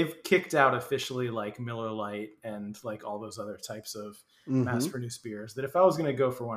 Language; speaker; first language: English; native; English